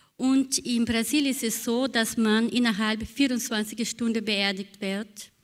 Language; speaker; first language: German; non-native, fluent; Portuguese